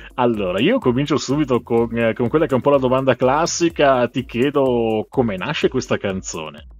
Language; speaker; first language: Italian; native; Italian